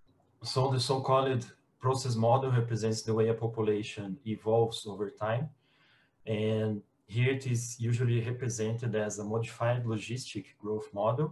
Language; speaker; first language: English; non-native, fluent; Portuguese